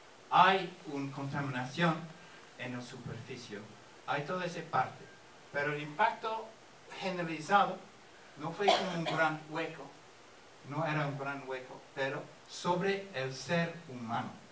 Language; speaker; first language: Spanish; non-native, fluent; English